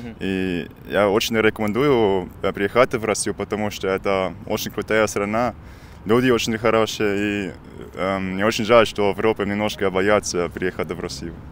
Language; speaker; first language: Russian; non-native, learner; German